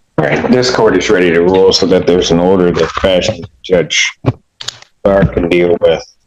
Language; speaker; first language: English; native; English